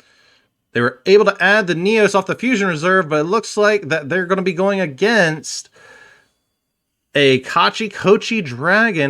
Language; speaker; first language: English; native; English